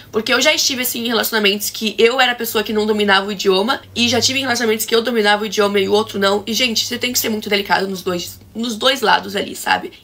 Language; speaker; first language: Portuguese; native; Portuguese